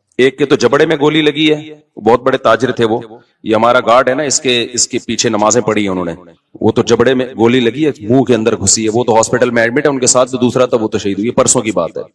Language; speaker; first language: Urdu; native; Urdu